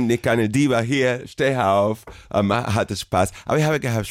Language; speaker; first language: German; non-native, fluent; Spanish